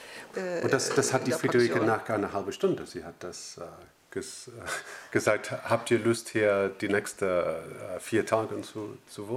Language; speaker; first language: German; non-native, fluent; English